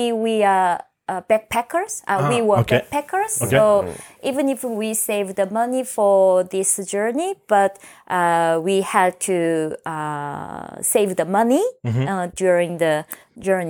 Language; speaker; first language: English; non-native, fluent; Korean